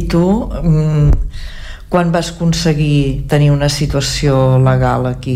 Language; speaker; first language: Catalan; native; Catalan